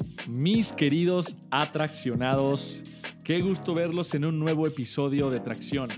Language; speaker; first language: Spanish; native; Spanish